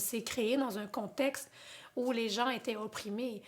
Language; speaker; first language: French; non-native, fluent; Portuguese